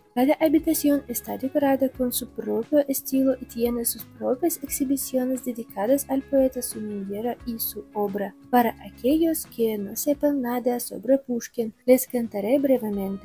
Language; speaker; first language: Spanish; non-native, fluent; Russian